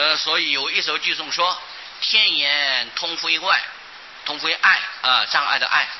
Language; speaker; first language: Chinese; non-native, local second language; Hakka Chinese